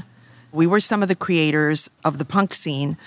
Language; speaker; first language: English; native; English